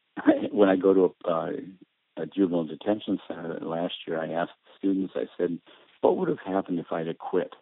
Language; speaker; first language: English; early bilingual, other home language; Spanish